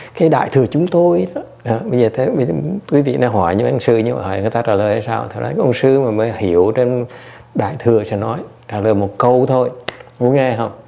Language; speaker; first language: Vietnamese; early bilingual, other home language; English